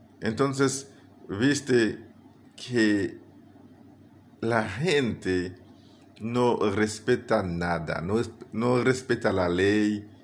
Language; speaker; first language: Spanish; non-native, fluent; Haitian Creole